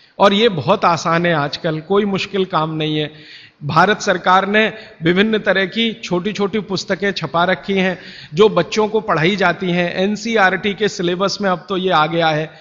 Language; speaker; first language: Hindi; native; Hindi